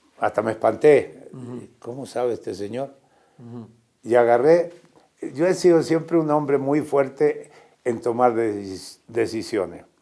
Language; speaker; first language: Spanish; native; Spanish